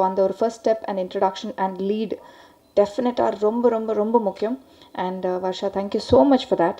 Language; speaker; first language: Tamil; non-native, learner; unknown